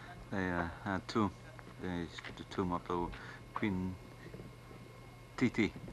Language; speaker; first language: English; non-native, learner; Vietnamese